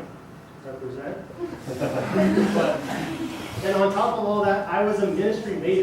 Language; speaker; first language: English; native; English